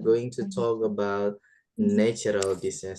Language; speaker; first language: English; non-native, fluent; Indonesian